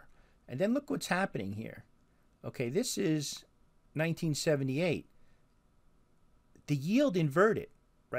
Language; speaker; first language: English; native; English